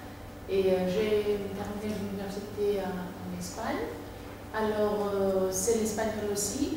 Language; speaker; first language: French; non-native, fluent; Greek